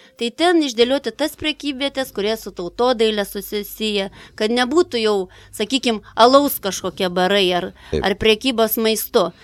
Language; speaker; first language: Lithuanian; native; Lithuanian